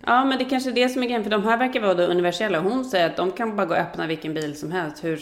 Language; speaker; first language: Swedish; native; Swedish